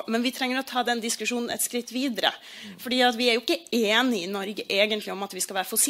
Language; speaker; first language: Norwegian; native; Norwegian